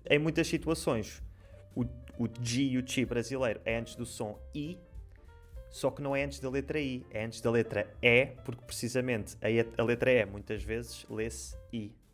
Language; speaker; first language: Portuguese; native; Portuguese